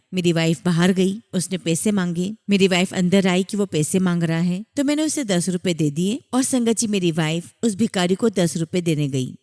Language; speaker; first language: Hindi; native; Hindi